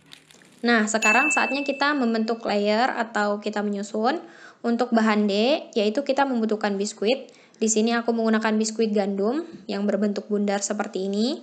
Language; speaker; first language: Indonesian; native; Indonesian